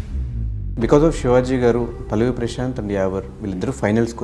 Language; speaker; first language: Telugu; native; Telugu